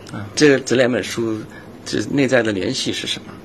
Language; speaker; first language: Chinese; non-native, fluent; English